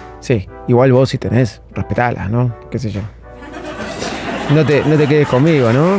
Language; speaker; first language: Spanish; native; Spanish